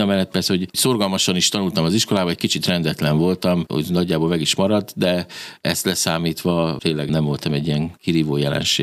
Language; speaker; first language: Hungarian; native; Hungarian